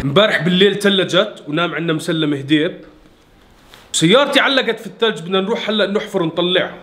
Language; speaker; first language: Arabic; native; Arabic